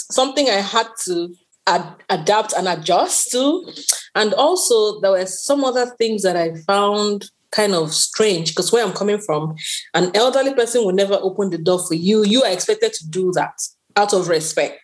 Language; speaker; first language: English; non-native, local second language; Yoruba